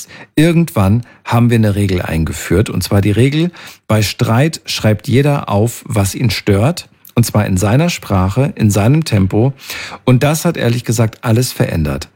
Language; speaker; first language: German; native; German